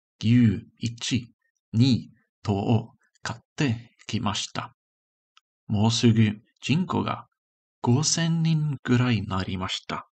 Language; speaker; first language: Japanese; non-native, learner; English